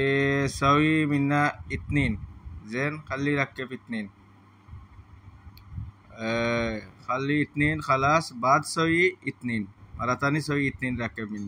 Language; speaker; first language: Arabic; non-native, local second language; Bangla